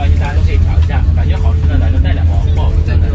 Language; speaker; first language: Chinese; native; Chinese